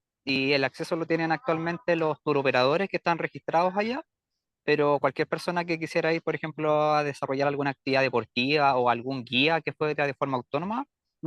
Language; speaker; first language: Spanish; native; Spanish